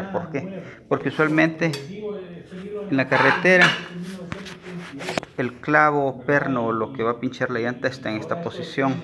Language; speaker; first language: Spanish; native; Spanish